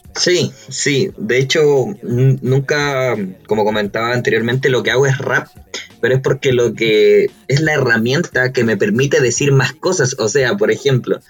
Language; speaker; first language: Spanish; native; Spanish